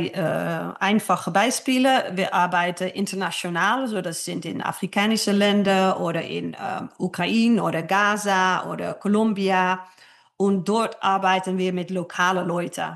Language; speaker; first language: German; non-native, fluent; Dutch